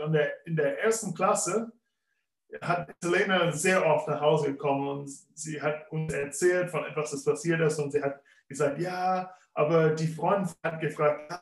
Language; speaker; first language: German; non-native, fluent; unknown